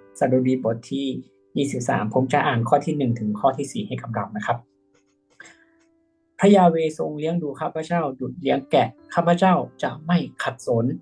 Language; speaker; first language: Thai; native; Thai